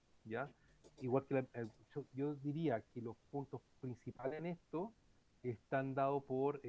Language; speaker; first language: Spanish; native; Spanish